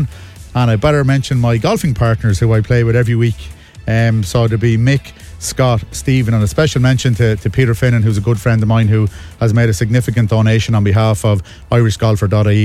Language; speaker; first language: English; native; English